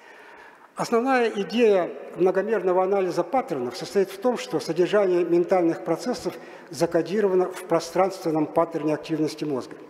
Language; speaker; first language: Russian; native; Russian